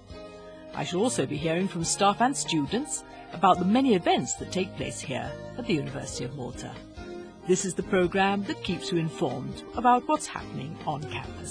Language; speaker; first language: English; non-native, local second language; Maltese